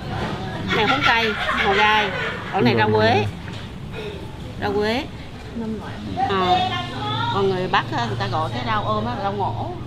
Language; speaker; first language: Vietnamese; native; Vietnamese